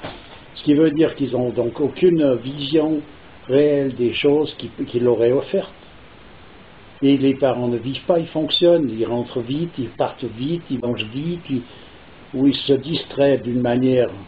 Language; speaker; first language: French; native; French